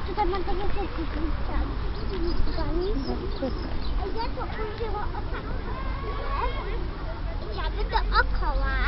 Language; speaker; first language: Polish; early bilingual, heritage; Polish